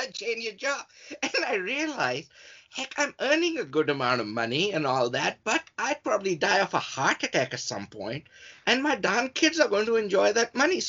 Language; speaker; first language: English; non-native, local second language; Urdu